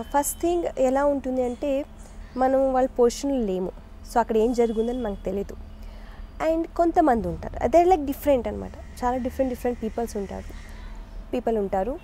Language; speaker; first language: Telugu; early bilingual, other home language; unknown